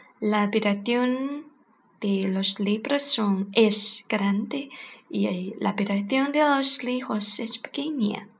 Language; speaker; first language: Spanish; non-native, learner; Chinese